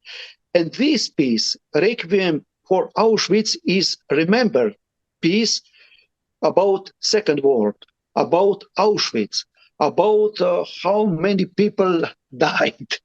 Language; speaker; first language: English; non-native, learner; Romany